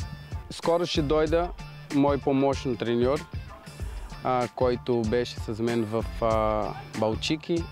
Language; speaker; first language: Bulgarian; non-native, learner; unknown